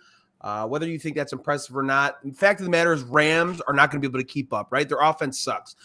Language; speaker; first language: English; native; English